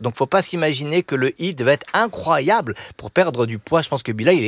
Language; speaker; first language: French; native; French